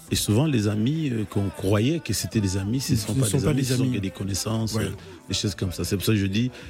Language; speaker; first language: French; non-native, local second language; Lingala